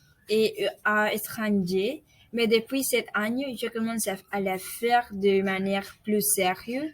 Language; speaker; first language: French; non-native, learner; Spanish